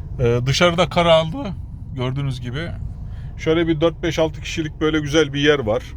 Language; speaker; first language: Turkish; early bilingual, heritage; Turkish